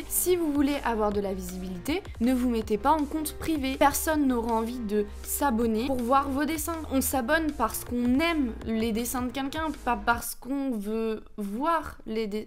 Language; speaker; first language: French; native; French